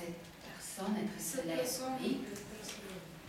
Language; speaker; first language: French; non-native, fluent; Russian